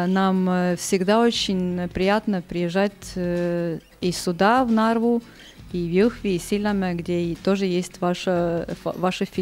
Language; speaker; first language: Russian; non-native, local second language; Estonian